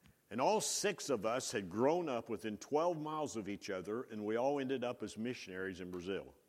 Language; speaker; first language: English; native; English